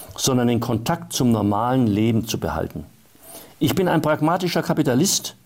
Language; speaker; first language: German; native; German